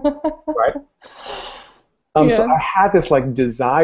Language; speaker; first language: English; early bilingual, other home language; Spanish